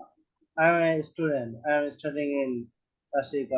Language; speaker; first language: English; non-native, learner; Bangla